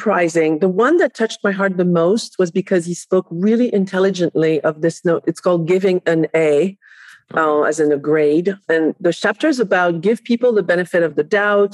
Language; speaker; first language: English; non-native, fluent; Spanish